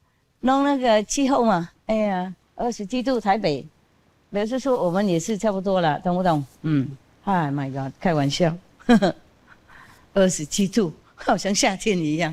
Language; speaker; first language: Chinese; non-native, fluent; Vietnamese